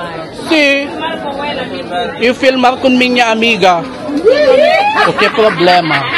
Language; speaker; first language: Portuguese; non-native, learner; Filipino